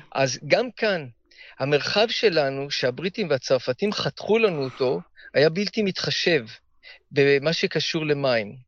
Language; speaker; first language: Hebrew; early bilingual, heritage; Hebrew